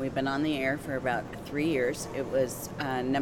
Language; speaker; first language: English; native; English